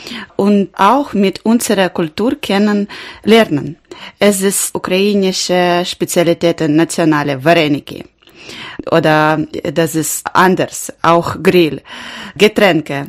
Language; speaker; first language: German; non-native, learner; Ukrainian